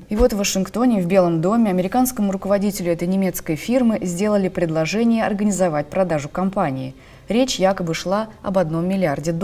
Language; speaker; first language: Russian; native; Russian